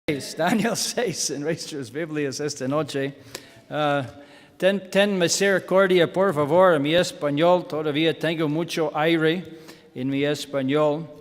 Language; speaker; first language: Spanish; non-native, learner; English